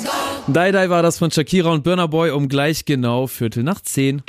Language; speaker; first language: German; native; German